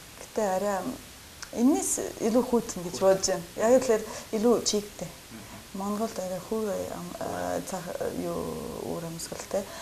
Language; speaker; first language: Mongolian; non-native, learner; Russian